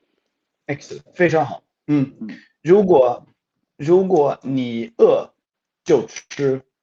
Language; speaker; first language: Chinese; non-native, fluent; Swedish